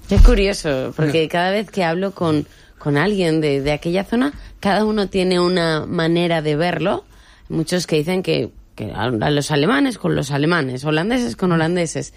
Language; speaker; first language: Spanish; native; Spanish